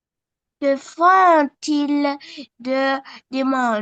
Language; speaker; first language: French; non-native, learner; Arabic